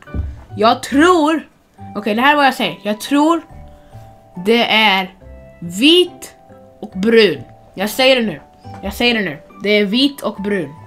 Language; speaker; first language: Swedish; non-native, fluent; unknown